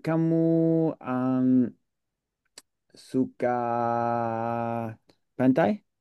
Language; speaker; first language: Indonesian; non-native, learner; English